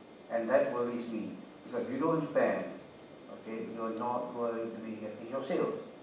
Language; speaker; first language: English; non-native, local second language; Malay